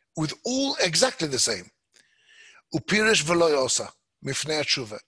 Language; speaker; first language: English; native; English